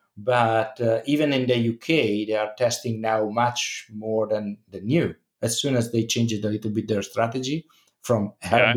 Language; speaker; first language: English; non-native, fluent; Italian